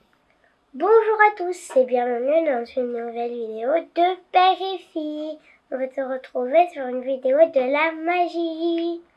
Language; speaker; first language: French; native; French